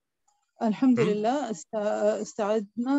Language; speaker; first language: Arabic; non-native, learner; Urdu